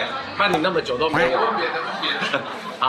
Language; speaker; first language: Chinese; native; Chinese